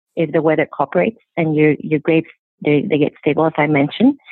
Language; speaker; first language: English; non-native, fluent; Spanish